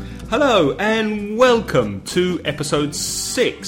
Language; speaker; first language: English; native; English